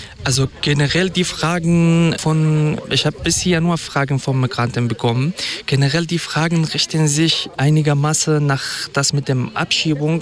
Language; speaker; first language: German; non-native, fluent; Kurdish